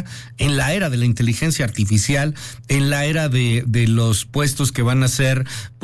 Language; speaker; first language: Spanish; native; Spanish